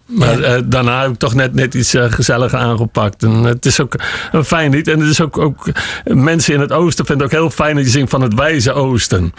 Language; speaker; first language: Dutch; native; Dutch